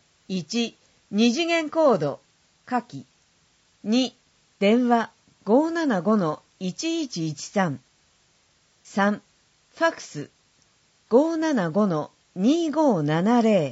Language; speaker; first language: Japanese; native; Japanese